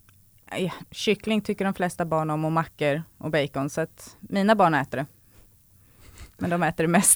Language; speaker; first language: Swedish; native; Swedish